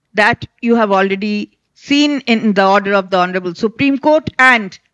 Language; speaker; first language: English; non-native, local second language; Bangla